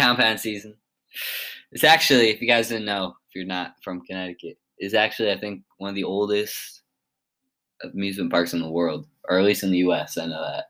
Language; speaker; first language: English; native; English